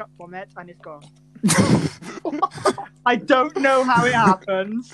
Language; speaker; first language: English; native; English